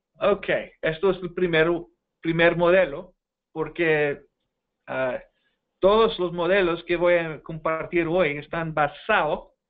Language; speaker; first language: Spanish; non-native, fluent; English